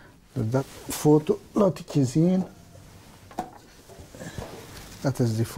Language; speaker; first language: Dutch; non-native, fluent; Persian